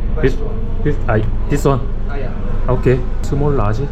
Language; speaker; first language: English; non-native, learner; Korean